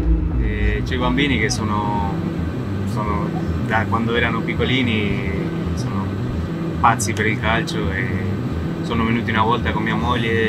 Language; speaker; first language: Italian; non-native, fluent; Spanish